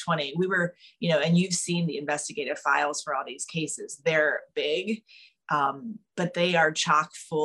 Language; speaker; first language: English; native; English